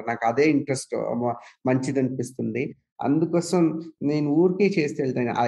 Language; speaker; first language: Telugu; non-native, local second language; Kannada